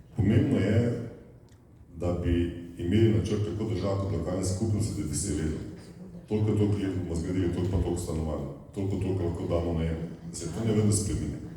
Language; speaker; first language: Slovenian; native; Slovenian